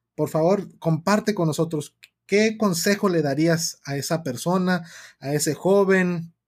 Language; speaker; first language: Spanish; early bilingual, heritage; Spanish